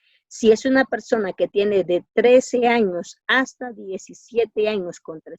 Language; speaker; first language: Spanish; native; Spanish